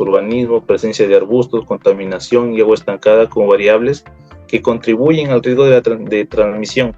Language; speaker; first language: Spanish; native; Spanish